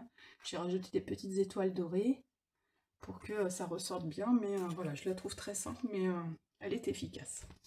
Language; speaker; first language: French; native; French